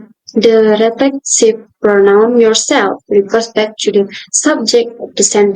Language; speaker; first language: English; non-native, local second language; Indonesian